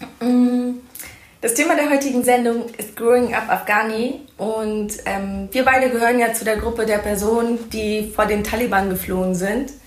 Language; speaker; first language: German; early bilingual, other home language; Persian